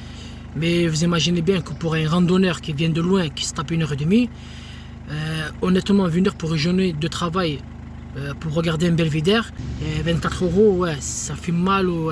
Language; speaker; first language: French; native; French